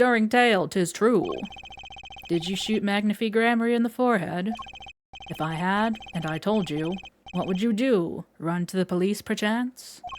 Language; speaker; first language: English; native; English